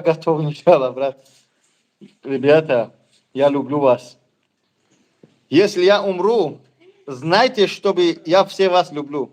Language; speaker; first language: Russian; non-native, local second language; Tajik